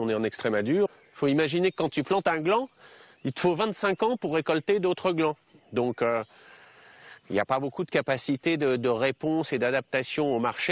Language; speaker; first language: French; native; French